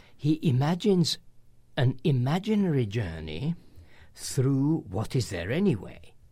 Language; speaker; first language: English; non-native, fluent; Hungarian